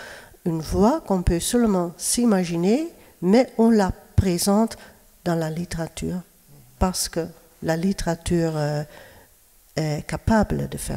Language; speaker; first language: French; non-native, fluent; Dutch